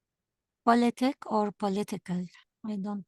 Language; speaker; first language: English; non-native, fluent; Arabic